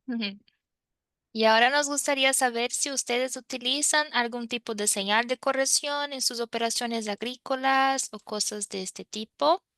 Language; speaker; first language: Spanish; non-native, fluent; Portuguese